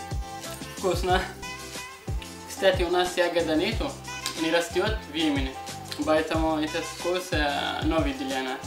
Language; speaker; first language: Russian; non-native, learner; Arabic